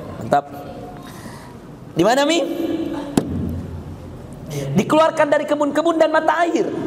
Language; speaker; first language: Indonesian; native; Indonesian